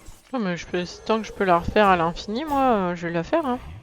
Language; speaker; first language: French; native; French